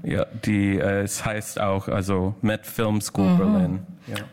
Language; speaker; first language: German; non-native, learner; English